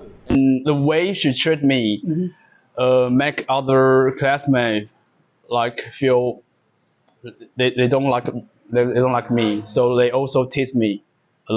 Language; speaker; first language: English; non-native, learner; Chinese